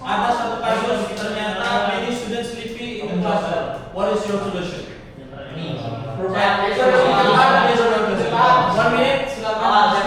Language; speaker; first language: English; non-native, learner; Indonesian